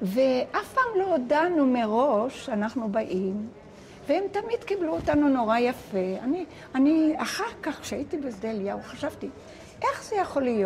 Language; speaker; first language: Hebrew; non-native, local second language; Ladino